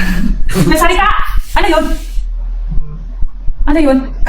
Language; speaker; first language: Filipino; non-native, learner; Chinese